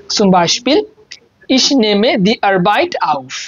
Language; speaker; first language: German; non-native, learner; Bangla